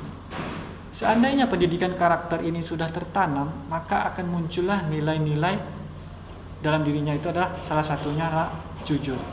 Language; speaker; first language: Indonesian; native; Indonesian